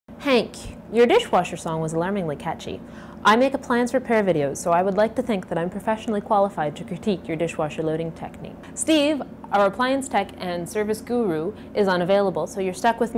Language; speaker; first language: English; native; English